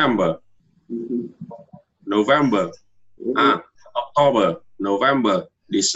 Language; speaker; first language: English; non-native, learner; Vietnamese